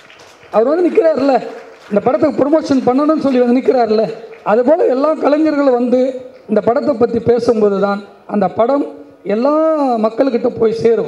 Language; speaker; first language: Tamil; native; Tamil